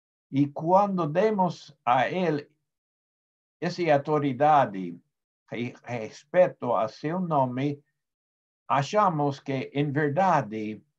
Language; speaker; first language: Portuguese; non-native, fluent; Spanish